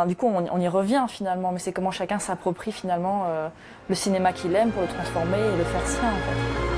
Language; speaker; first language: French; native; French